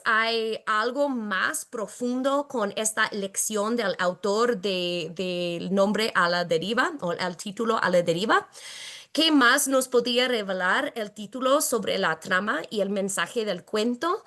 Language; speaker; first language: Spanish; non-native, fluent; English